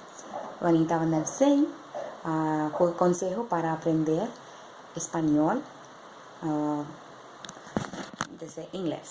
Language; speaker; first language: Spanish; non-native, learner; English